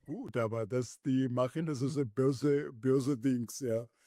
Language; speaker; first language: German; non-native, learner; Georgian